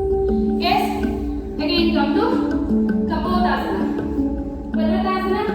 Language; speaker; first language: English; non-native, local second language; Kannada